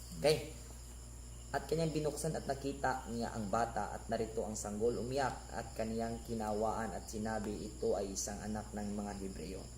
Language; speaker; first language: Filipino; non-native, local second language; Cebuano